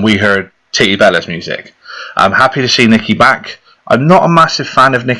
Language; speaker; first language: English; native; English